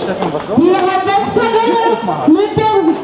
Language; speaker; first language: German; non-native, fluent; Persian